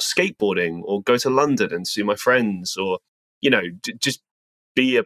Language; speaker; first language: English; native; English